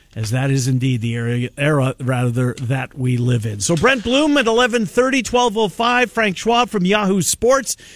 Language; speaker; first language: English; native; English